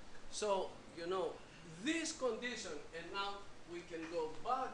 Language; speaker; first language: English; native; English